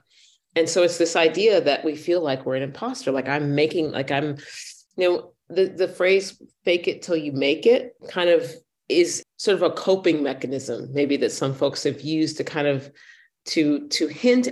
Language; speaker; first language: English; native; English